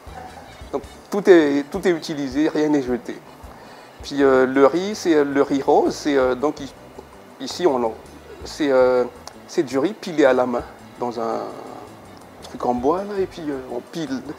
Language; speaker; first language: French; non-native, local second language; Malagasy